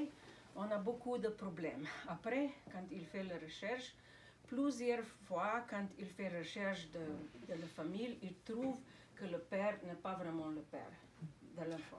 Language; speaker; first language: French; non-native, fluent; Slovenian